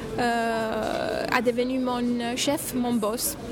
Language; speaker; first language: French; non-native, learner; Romanian